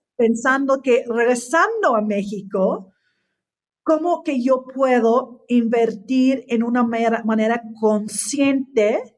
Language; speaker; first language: Spanish; non-native, fluent; English